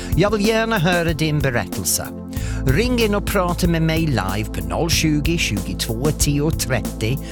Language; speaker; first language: Swedish; non-native, fluent; English